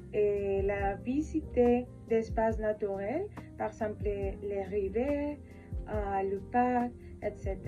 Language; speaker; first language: French; non-native, learner; Spanish